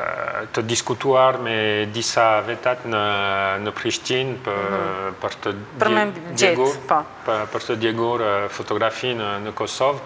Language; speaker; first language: Albanian; non-native, learner; French